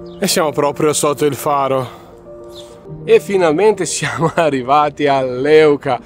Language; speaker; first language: Italian; non-native, fluent; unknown